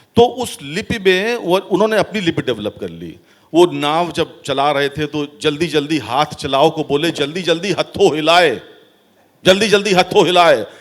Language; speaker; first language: Hindi; native; Hindi